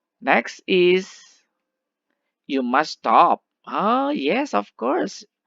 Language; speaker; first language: English; non-native, learner; Indonesian